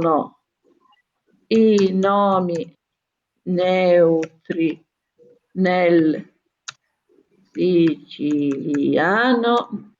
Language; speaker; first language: Italian; native; Italian